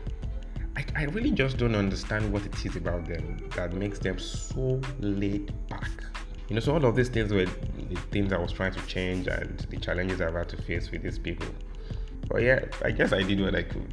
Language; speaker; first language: English; non-native, local second language; Yoruba